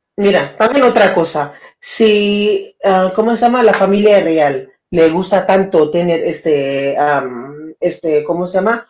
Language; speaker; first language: Spanish; non-native, fluent; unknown